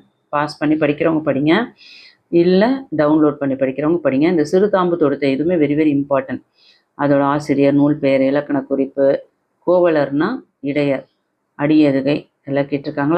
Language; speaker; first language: Tamil; native; Tamil